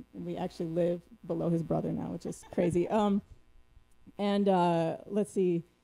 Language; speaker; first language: English; native; English